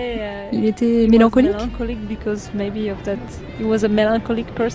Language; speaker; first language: French; native; French